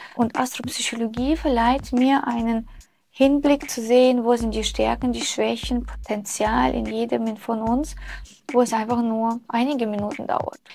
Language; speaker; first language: German; early bilingual, other home language; Russian